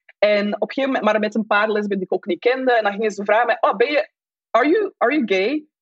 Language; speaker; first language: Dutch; native; Dutch